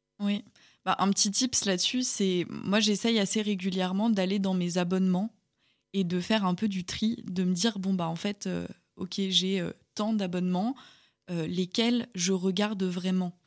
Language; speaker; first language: French; native; French